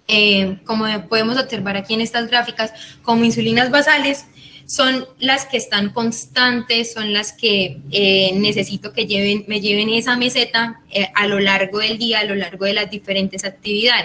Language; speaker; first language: Spanish; native; Spanish